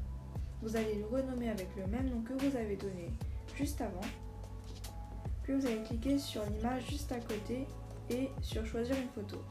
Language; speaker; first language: French; native; French